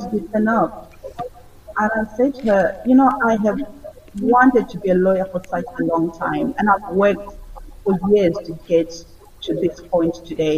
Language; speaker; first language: English; non-native, local second language; Shona